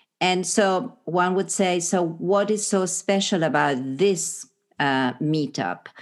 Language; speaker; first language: English; non-native, fluent; Spanish